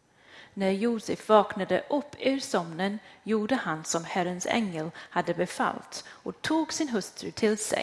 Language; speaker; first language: Swedish; non-native, fluent; English